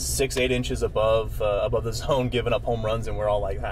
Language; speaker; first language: English; native; English